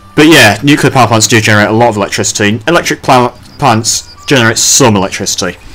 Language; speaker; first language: English; native; English